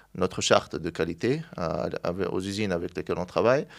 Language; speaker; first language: French; non-native, local second language; Arabic